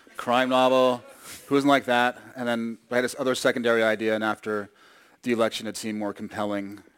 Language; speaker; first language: English; native; English